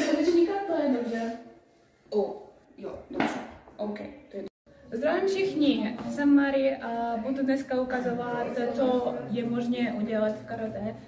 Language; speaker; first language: Czech; non-native, learner; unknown